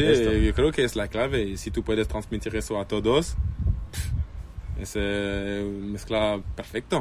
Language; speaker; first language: Spanish; non-native, learner; French